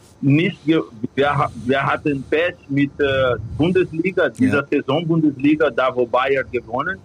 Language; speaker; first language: German; non-native, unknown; Portuguese